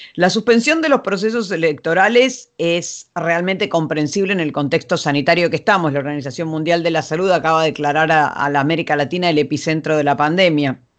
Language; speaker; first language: Spanish; non-native, fluent; Dutch